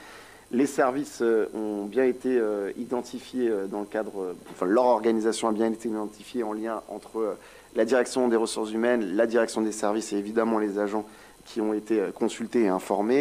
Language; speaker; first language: French; native; French